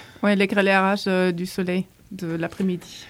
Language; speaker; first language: French; non-native, fluent; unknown